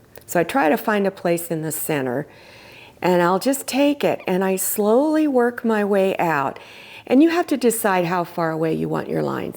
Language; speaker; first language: English; native; English